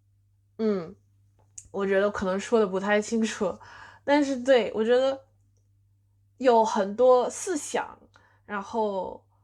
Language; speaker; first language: Chinese; non-native, fluent; English